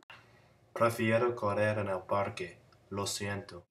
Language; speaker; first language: Spanish; non-native, learner; English